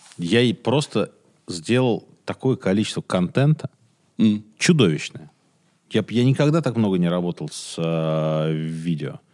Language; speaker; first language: Russian; native; Russian